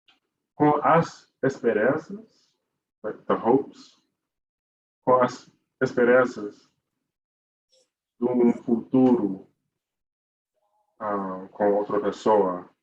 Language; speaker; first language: Portuguese; non-native, learner; English